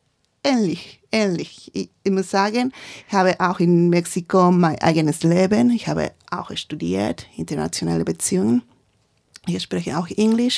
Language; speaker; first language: German; non-native, learner; Spanish